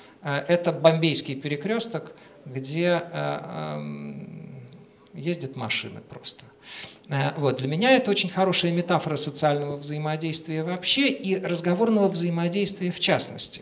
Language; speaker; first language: Russian; native; Russian